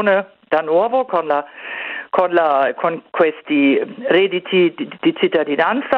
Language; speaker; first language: Italian; non-native, fluent; German